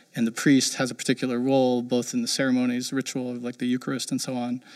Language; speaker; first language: English; early bilingual, heritage; German